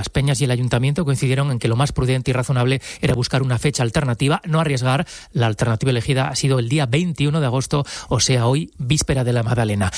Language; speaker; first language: Spanish; native; Spanish